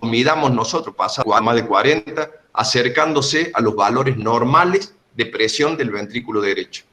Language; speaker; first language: Spanish; native; Spanish